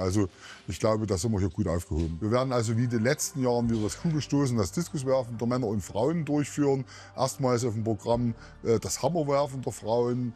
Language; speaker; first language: German; native; German